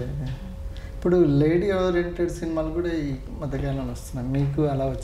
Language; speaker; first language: Telugu; native; Telugu